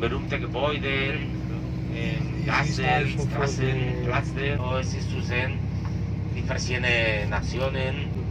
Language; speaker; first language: German; non-native, learner; Catalan